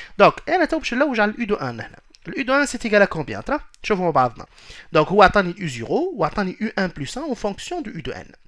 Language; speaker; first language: French; non-native, local second language; Arabic